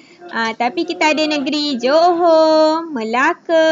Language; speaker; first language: Malay; native; Malay